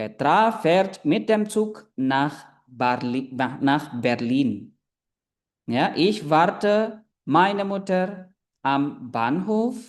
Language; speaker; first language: German; non-native, fluent; Indonesian